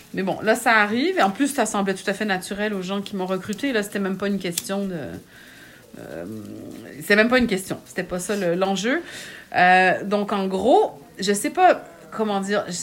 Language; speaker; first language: French; native; French